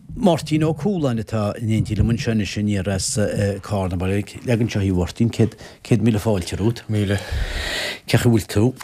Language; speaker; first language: Irish; native; Irish